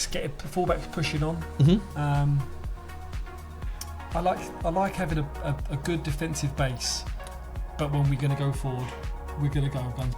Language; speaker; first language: English; native; English